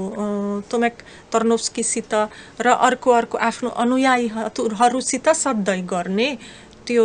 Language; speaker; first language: Nepali; non-native, fluent; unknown